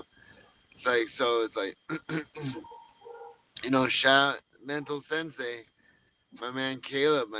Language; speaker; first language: English; native; English